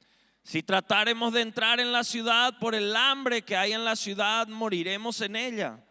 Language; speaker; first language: Spanish; native; Spanish